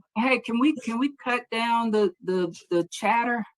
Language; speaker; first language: English; native; English